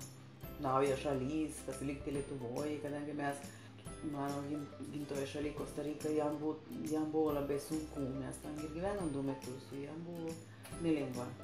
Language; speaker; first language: Lithuanian; non-native, fluent; Spanish